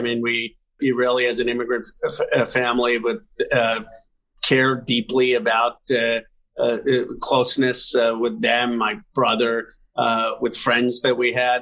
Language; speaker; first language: English; native; English